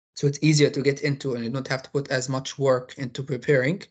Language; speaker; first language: English; non-native, fluent; Arabic